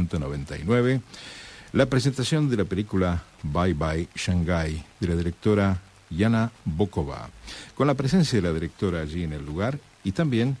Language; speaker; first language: Spanish; native; Spanish